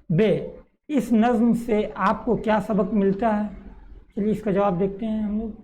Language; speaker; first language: Urdu; native; Urdu